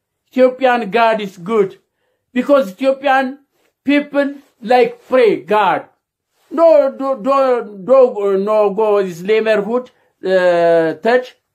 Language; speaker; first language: English; non-native, learner; Amharic